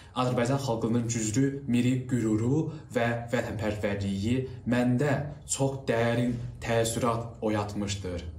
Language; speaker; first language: Azerbaijani; non-native, fluent; Chinese